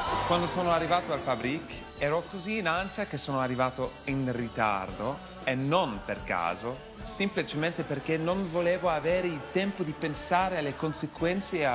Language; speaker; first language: Italian; non-native, fluent; English